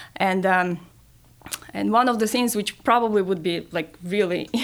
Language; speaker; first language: English; non-native, fluent; Russian